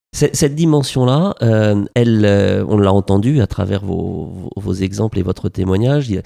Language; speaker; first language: French; native; French